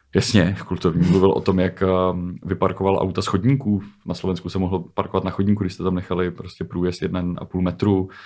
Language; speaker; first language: Czech; native; Czech